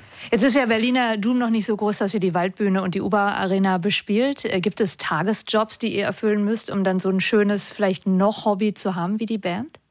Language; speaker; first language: German; native; German